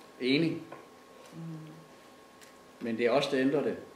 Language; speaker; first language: Danish; native; Danish